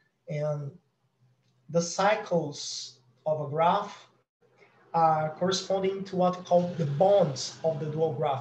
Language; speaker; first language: English; non-native, fluent; Portuguese